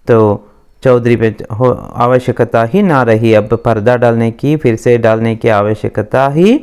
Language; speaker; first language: Hindi; non-native, local second language; Kannada